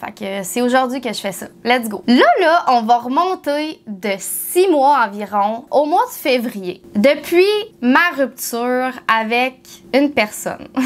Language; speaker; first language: French; native; French